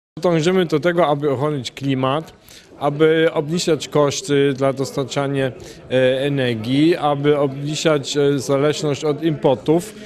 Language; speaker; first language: Polish; non-native, fluent; German